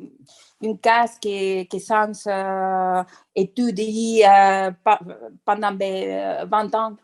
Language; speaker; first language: French; non-native, fluent; Spanish